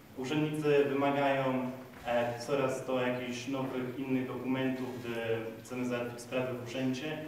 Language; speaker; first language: Polish; native; Polish